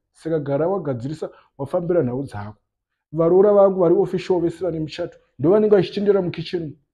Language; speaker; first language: Shona; native; Shona